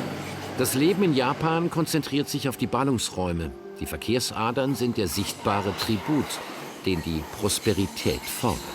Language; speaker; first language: German; native; German